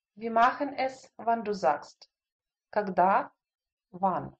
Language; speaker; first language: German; non-native, fluent; Russian